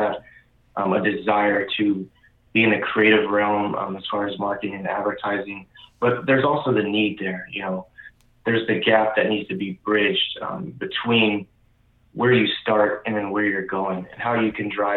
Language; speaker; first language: English; native; English